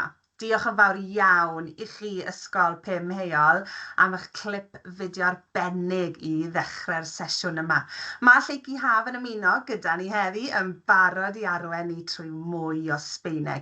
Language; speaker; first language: Welsh; native; Welsh